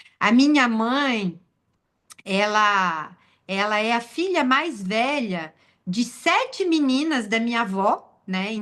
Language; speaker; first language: Portuguese; non-native, fluent; French